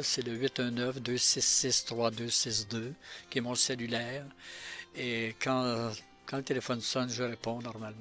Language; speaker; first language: French; native; French